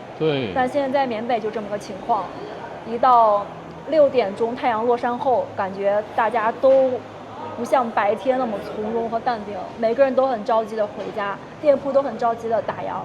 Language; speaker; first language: Chinese; native; Chinese